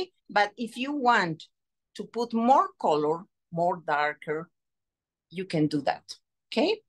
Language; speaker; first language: English; non-native, learner; Spanish